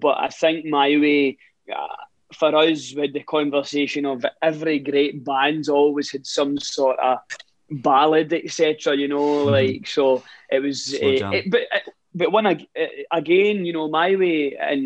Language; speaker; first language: English; native; English